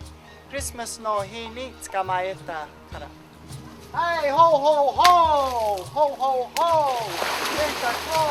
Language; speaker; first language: Japanese; non-native, learner; English